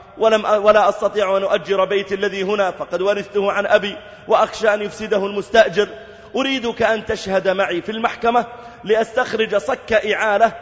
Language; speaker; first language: Arabic; native; Arabic